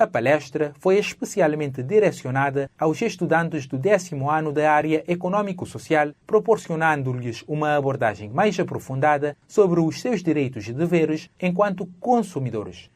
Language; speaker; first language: Portuguese; non-native, local second language; Kabuverdianu